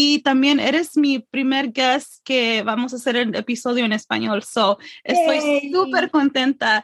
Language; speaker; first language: Spanish; early bilingual, heritage; English